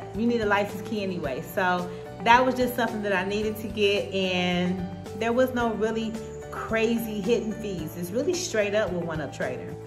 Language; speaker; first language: English; native; English